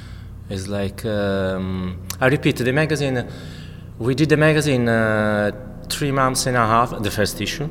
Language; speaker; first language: English; non-native, fluent; Italian